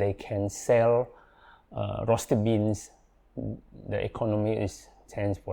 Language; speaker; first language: English; non-native, learner; Indonesian